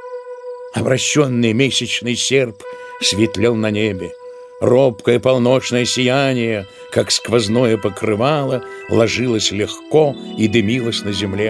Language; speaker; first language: Russian; native; Russian